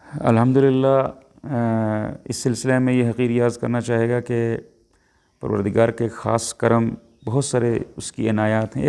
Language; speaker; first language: Urdu; non-native, local second language; Pahari-Potwari